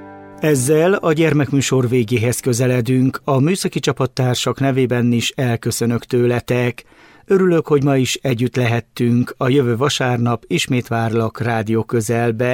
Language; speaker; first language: Hungarian; native; Hungarian